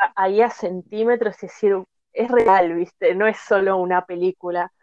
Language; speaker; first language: Spanish; native; Spanish